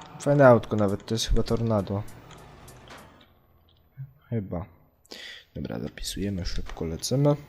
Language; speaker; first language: Polish; native; Polish